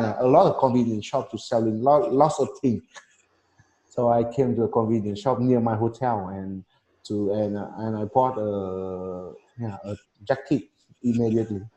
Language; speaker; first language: English; non-native, learner; Vietnamese